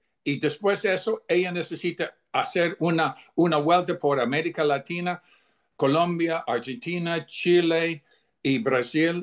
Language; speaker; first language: Spanish; non-native, fluent; English